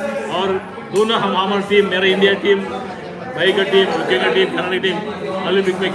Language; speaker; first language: Hindi; non-native, local second language; Marathi